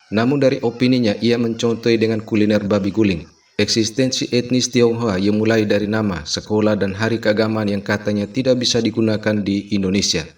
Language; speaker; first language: Indonesian; native; Indonesian